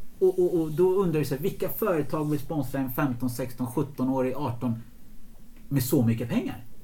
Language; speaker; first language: Swedish; early bilingual, other home language; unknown